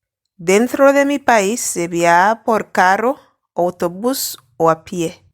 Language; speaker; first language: Spanish; non-native, fluent; English